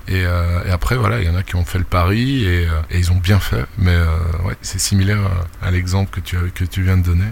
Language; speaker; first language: French; native; French